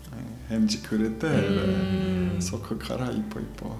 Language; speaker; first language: Japanese; non-native, fluent; German